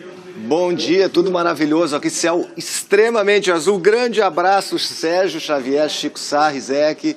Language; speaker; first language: Portuguese; native; Portuguese